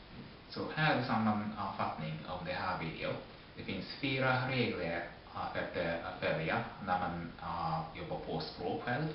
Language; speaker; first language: Swedish; non-native, fluent; Japanese